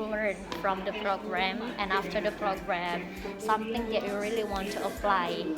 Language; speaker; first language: English; non-native, fluent; Indonesian